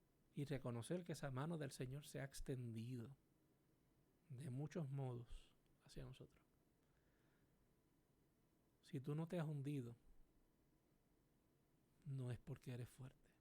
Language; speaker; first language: Spanish; native; Spanish